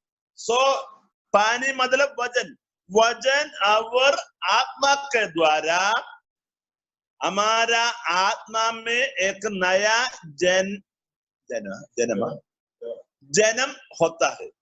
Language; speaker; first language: Hindi; non-native, learner; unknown